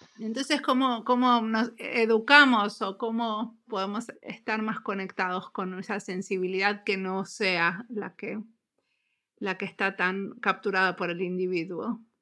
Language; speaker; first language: Spanish; native; Spanish